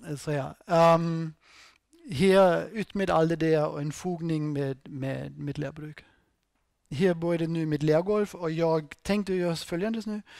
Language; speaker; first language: Swedish; non-native, fluent; German